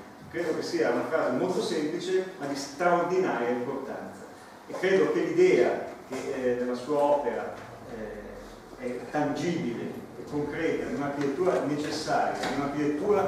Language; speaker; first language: Italian; native; Italian